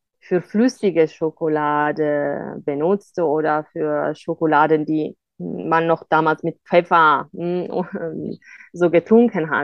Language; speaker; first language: German; non-native, fluent; Italian